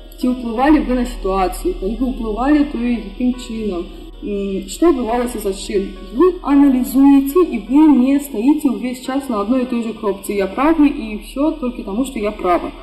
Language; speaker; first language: Belarusian; non-native, local second language; Russian